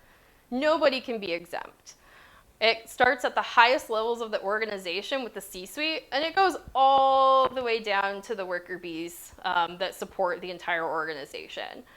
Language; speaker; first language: English; native; English